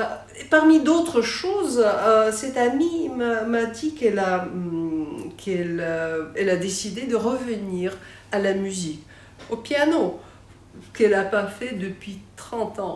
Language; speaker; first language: French; non-native, fluent; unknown